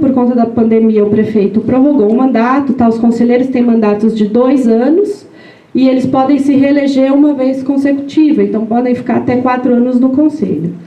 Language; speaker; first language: Portuguese; native; Portuguese